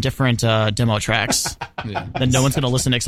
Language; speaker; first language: English; native; English